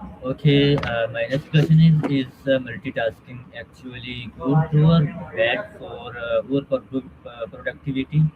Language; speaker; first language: English; non-native, learner; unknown